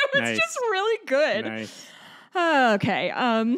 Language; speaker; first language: English; native; English